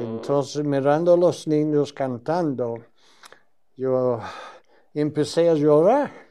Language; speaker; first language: Spanish; non-native, fluent; English